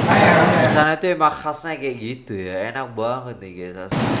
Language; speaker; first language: Indonesian; native; Indonesian